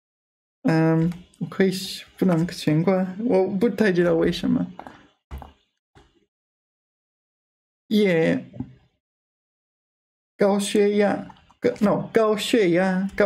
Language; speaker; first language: Chinese; non-native, learner; English